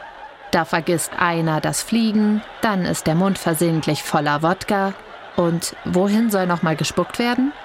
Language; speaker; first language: German; native; German